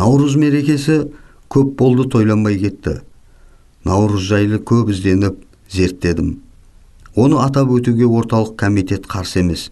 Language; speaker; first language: Kazakh; native; Kazakh